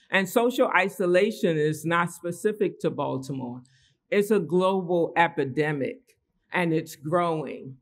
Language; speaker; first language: English; native; English